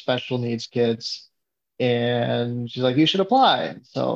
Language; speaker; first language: English; native; English